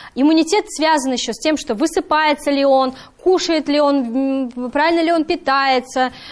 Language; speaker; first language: Russian; native; Russian